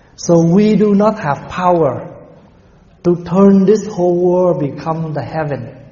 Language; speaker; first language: English; non-native, fluent; Vietnamese